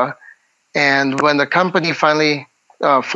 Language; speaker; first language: English; non-native, local second language; Hiligaynon